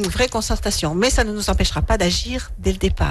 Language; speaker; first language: French; native; French